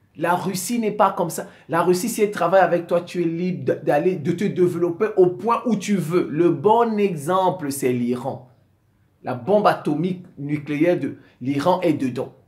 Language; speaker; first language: French; non-native, local second language; Sango